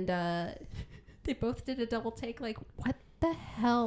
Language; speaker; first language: English; native; English